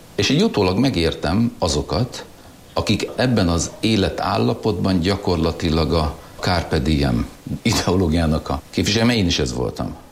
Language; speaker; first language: Hungarian; non-native, local second language; German